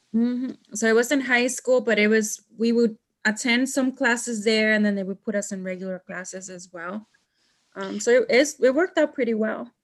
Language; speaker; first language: English; non-native, fluent; Spanish